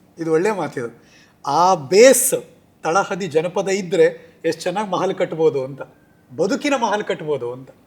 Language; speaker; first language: Kannada; native; Kannada